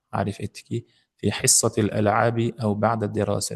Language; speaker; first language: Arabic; non-native, fluent; Uzbek